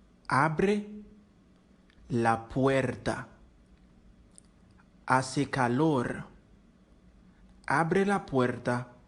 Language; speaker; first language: Spanish; non-native, learner; Haitian Creole